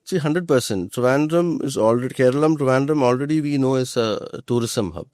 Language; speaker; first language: English; non-native, local second language; Malayalam